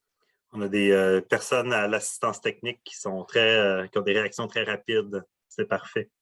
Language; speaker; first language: French; native; French